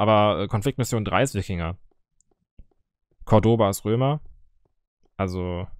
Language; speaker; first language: German; native; German